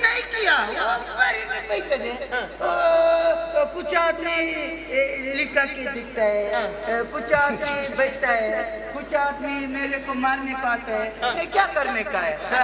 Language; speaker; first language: Hindi; non-native, local second language; Kannada